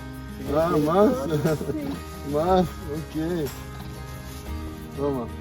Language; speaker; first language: Spanish; non-native, learner; Portuguese